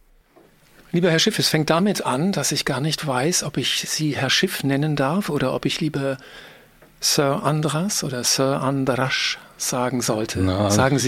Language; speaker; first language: German; native; German